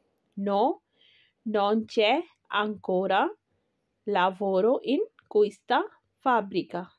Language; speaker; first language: Italian; non-native, learner; Urdu